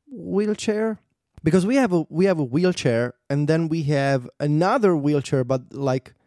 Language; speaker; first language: English; non-native, fluent; Italian